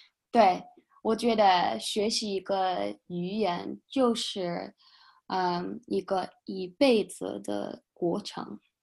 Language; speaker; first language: Chinese; non-native, fluent; English